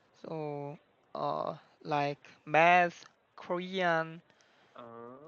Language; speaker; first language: English; non-native, learner; Korean